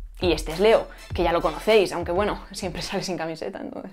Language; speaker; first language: Spanish; native; Spanish